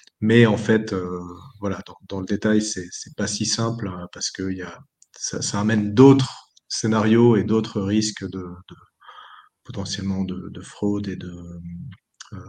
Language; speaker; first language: French; native; French